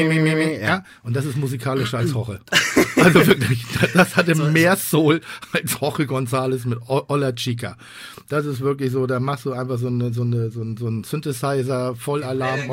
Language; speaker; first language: German; native; German